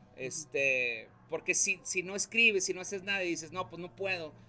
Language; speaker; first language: Spanish; native; Spanish